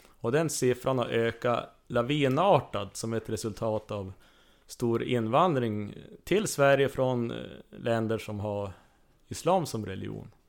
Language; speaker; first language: Swedish; native; Swedish